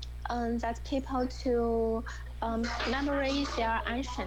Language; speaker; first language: English; non-native, learner; Chinese